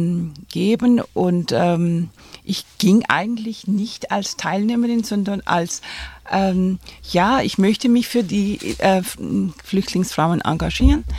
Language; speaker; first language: German; non-native, fluent; Spanish